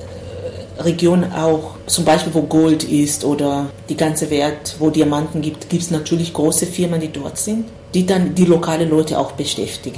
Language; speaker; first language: German; non-native, fluent; Swahili